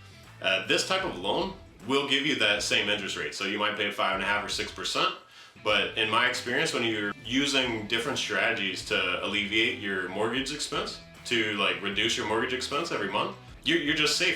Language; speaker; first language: English; native; English